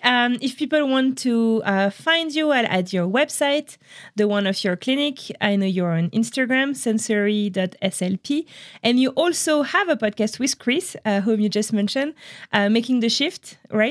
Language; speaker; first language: English; non-native, fluent; French